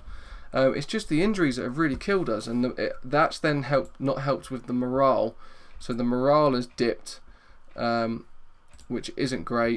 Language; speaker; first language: English; native; English